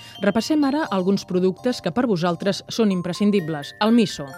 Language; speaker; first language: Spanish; non-native, local second language; Catalan